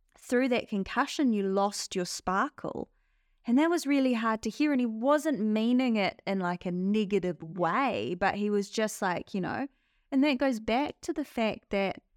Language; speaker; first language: English; native; English